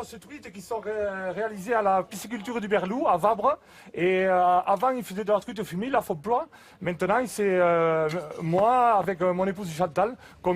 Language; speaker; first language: French; native; French